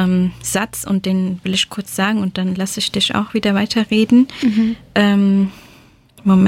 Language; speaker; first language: German; early bilingual, other home language; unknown